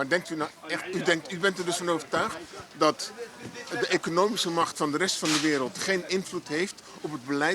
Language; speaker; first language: Dutch; native; Dutch